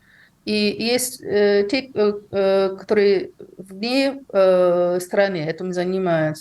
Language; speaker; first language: Russian; non-native, fluent; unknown